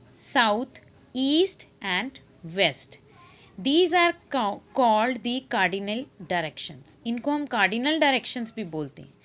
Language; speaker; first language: Hindi; native; Hindi